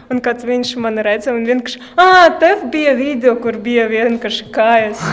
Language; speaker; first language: Latvian; non-native, local second language; Russian